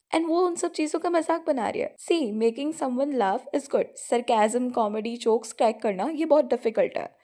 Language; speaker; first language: Hindi; native; Hindi